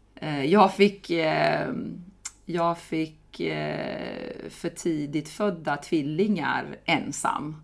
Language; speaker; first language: Swedish; non-native, fluent; Persian